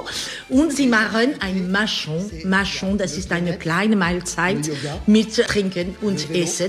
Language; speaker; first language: German; non-native, learner; French